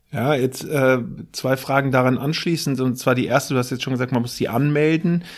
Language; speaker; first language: German; native; German